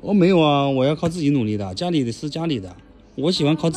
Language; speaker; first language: Chinese; native; Chinese